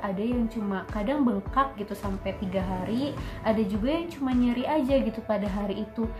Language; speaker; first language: Indonesian; native; Indonesian